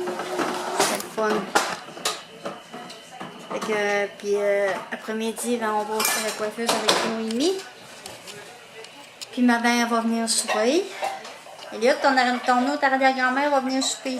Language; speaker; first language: French; native; French